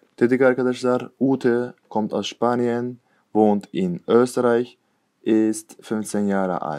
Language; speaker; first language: German; non-native, fluent; Turkish